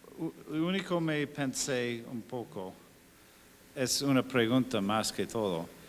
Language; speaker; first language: Spanish; non-native, fluent; English